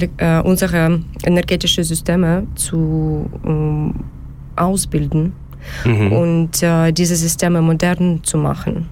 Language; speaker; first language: German; non-native, learner; Ukrainian